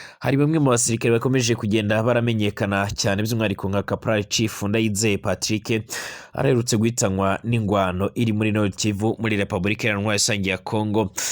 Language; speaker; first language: Rundi; native; Rundi